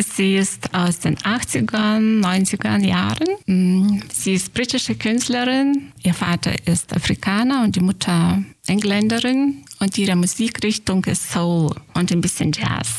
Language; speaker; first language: German; non-native, fluent; Lithuanian